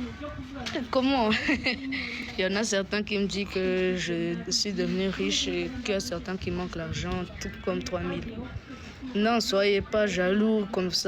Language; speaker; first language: French; non-native, local second language; Kinyarwanda